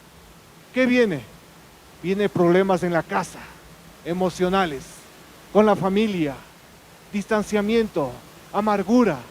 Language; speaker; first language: Spanish; native; Spanish